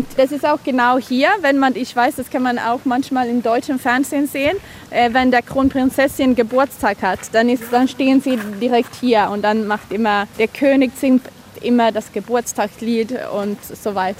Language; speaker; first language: German; non-native, fluent; Swedish